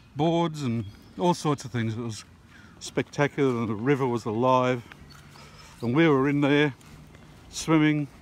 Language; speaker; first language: English; native; English